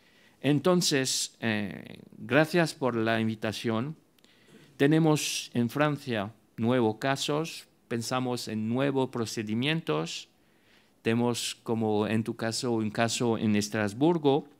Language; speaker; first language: Spanish; non-native, fluent; French